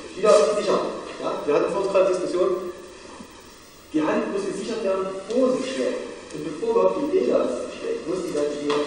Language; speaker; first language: German; native; German